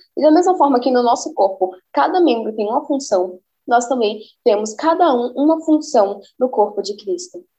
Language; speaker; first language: Portuguese; native; Portuguese